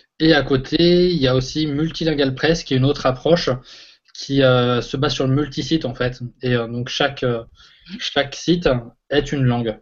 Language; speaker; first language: French; native; French